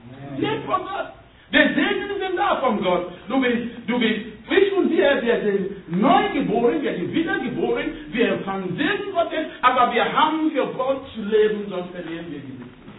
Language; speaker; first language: German; non-native, learner; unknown